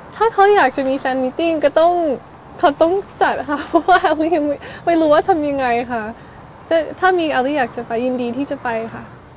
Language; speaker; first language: Thai; early bilingual, heritage; Thai